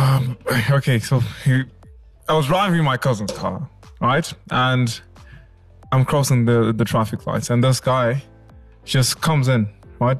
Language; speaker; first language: English; native; English